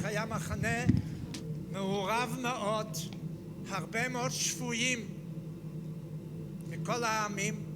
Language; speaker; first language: Hebrew; non-native, fluent; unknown